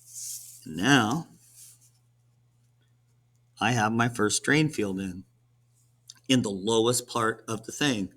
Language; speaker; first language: English; native; English